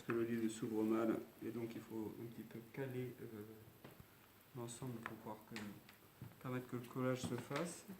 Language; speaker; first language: French; native; French